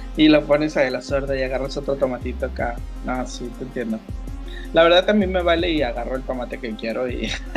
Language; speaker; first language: Spanish; native; Spanish